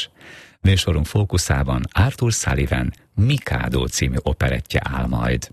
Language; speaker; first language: Hungarian; native; Hungarian